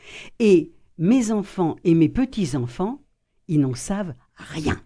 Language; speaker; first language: French; native; French